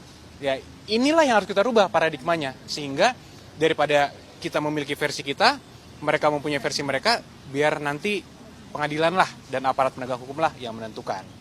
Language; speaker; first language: Indonesian; native; Indonesian